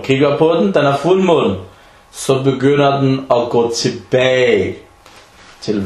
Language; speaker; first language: Danish; non-native, fluent; Arabic